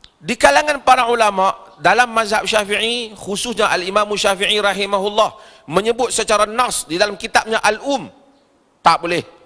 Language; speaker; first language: Malay; native; Malay